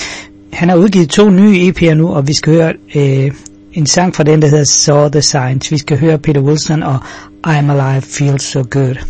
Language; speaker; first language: Danish; native; Danish